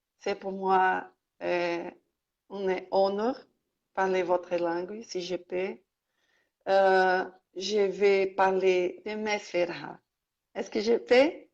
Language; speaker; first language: French; non-native, learner; Portuguese